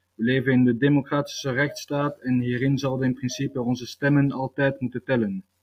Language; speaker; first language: Dutch; early bilingual, other home language; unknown